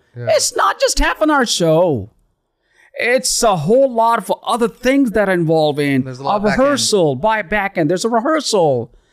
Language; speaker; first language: English; non-native, local second language; Punjabi